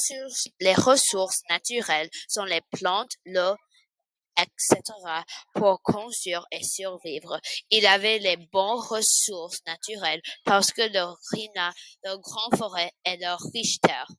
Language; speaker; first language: French; non-native, learner; English